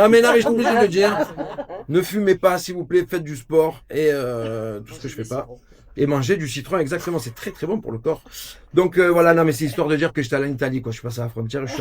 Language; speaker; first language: French; native; French